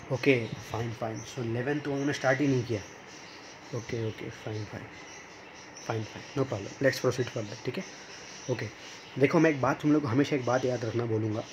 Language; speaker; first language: Hindi; non-native, local second language; Marathi